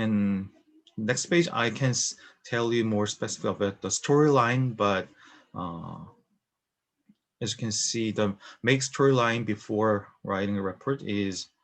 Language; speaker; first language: English; non-native, learner; Korean